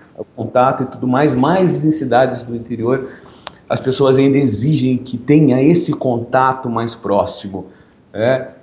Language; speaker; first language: Portuguese; native; Portuguese